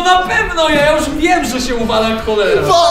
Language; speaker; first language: Polish; native; Polish